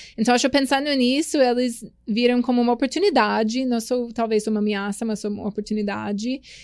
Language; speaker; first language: Portuguese; non-native, fluent; English